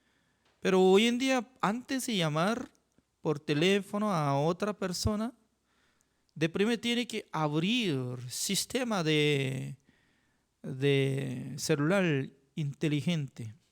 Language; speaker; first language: Spanish; non-native, fluent; Korean